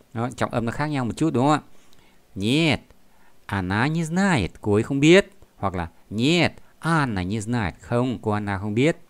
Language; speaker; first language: Vietnamese; native; Vietnamese